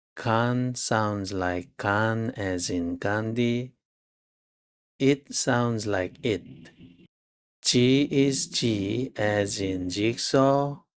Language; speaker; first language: English; non-native, fluent; Korean